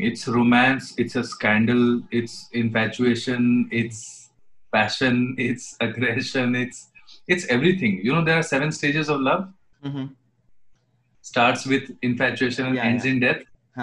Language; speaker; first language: English; non-native, local second language; Hindi